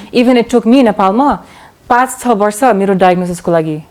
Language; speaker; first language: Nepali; early bilingual, heritage; English